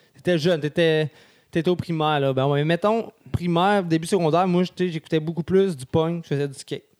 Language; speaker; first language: French; native; French